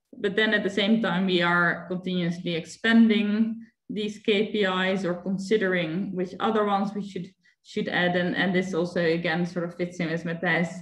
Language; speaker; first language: English; non-native, fluent; Dutch